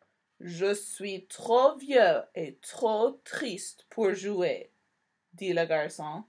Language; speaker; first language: French; non-native, fluent; English